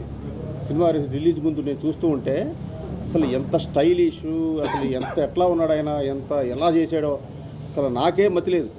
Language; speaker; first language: Telugu; native; Telugu